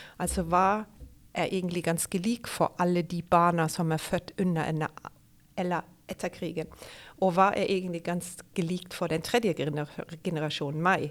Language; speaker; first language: Norwegian; non-native, fluent; German